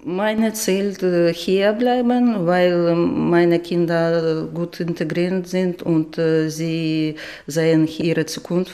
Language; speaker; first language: German; non-native, learner; Ukrainian